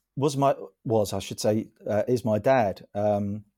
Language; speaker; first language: English; native; English